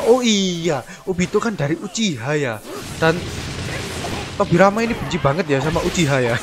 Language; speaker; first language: Indonesian; native; Indonesian